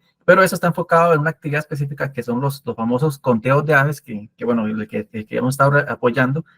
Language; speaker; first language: Spanish; native; Spanish